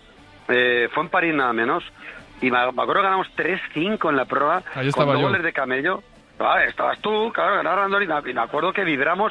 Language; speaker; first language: Spanish; native; Spanish